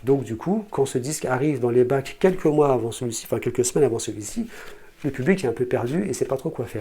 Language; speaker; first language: French; native; French